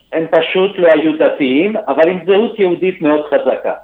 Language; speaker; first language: Hebrew; early bilingual, other home language; Spanish